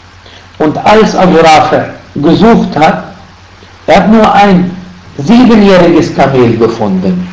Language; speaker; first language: German; non-native, fluent; Arabic